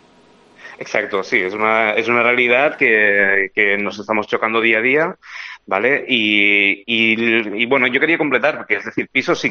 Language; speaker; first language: Spanish; native; Spanish